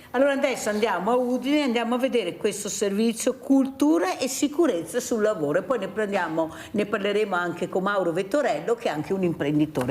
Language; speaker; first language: Italian; native; Italian